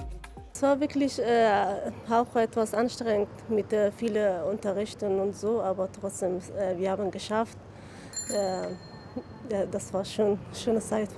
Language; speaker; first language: German; non-native, learner; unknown